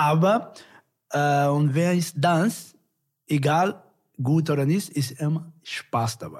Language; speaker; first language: German; non-native, learner; Portuguese